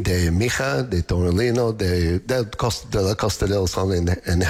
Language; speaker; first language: Spanish; non-native, learner; English